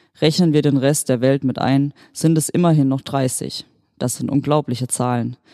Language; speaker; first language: German; native; German